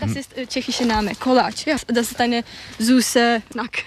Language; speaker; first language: German; non-native, learner; Czech